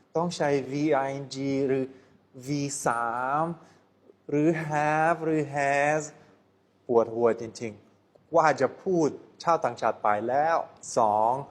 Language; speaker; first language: Thai; non-native, fluent; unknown